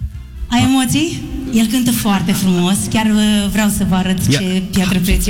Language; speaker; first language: Romanian; native; Romanian